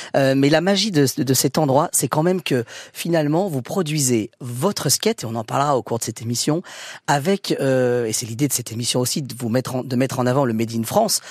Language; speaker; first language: French; native; French